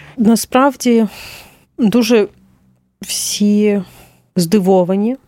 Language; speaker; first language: Ukrainian; non-native, local second language; Russian